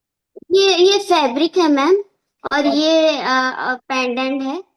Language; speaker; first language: Hindi; non-native, local second language; Odia